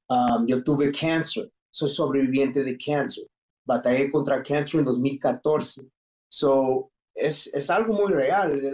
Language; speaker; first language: Spanish; early bilingual, heritage; English